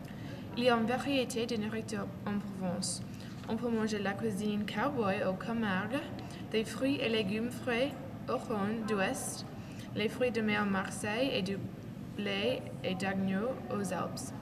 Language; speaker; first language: French; non-native, learner; English